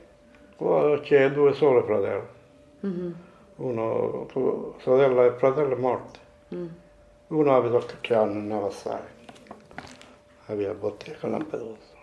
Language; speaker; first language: Italian; non-native, learner; Maltese